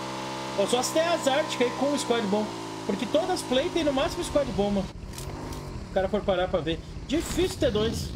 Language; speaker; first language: Portuguese; native; Portuguese